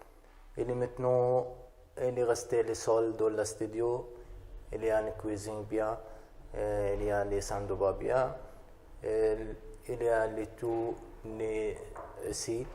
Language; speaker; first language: French; non-native, learner; Arabic